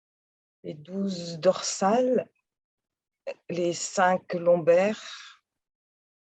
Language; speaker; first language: French; native; French